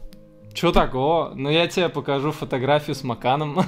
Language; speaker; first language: Russian; native; Russian